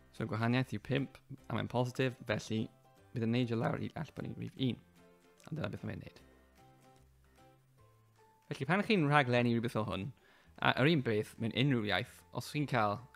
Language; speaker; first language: Welsh; native; Welsh